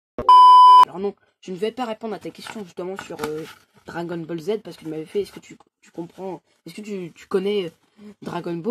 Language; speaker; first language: French; native; French